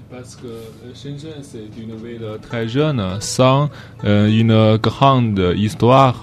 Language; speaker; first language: French; non-native, learner; Chinese